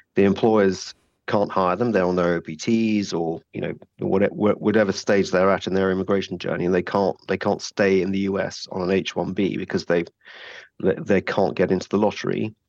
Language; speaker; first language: English; native; English